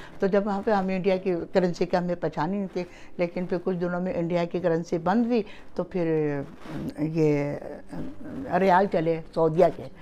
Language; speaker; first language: Urdu; early bilingual, heritage; Urdu